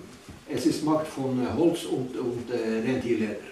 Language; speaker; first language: German; non-native, learner; Northern Sami